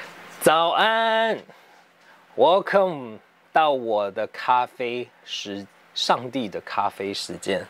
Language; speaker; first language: Chinese; early bilingual, heritage; English